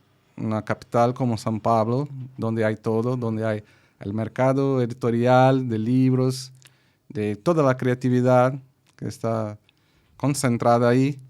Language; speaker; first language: Spanish; non-native, fluent; Portuguese